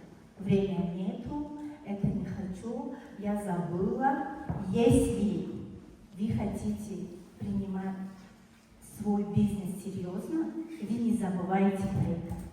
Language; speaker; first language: Russian; non-native, fluent; Tajik